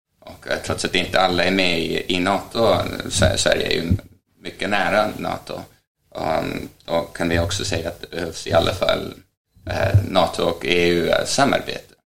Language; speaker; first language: Swedish; non-native, fluent; Estonian